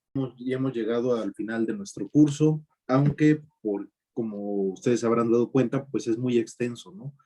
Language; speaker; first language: Spanish; native; Spanish